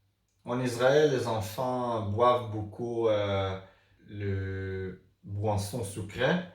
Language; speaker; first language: French; non-native, learner; Hebrew